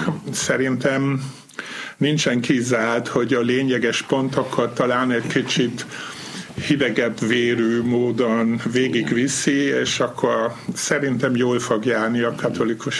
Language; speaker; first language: Hungarian; non-native, fluent; German